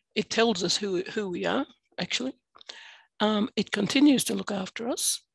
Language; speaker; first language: English; native; English